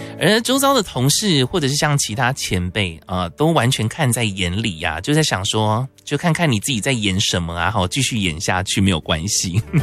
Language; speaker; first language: Chinese; native; Chinese